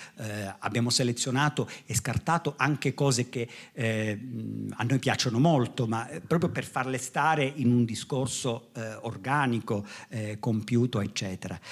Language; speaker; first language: Italian; native; Italian